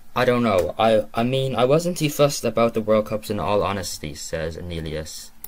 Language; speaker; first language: English; native; English